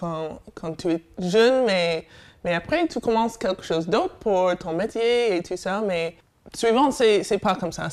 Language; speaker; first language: French; non-native, fluent; English